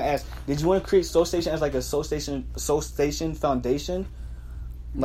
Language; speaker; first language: English; native; English